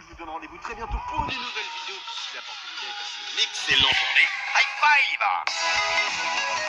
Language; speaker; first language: French; native; French